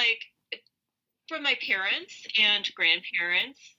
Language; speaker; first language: English; native; English